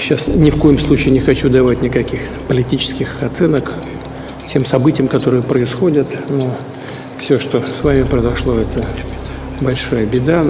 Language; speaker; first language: Russian; native; Russian